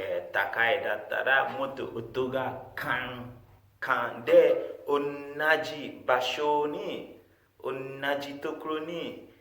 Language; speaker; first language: Japanese; non-native, fluent; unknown